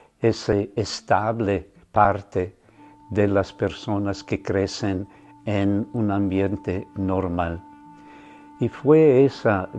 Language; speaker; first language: Spanish; non-native, fluent; German